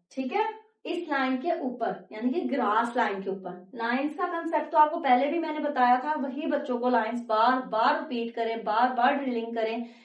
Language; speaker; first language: Urdu; native; Urdu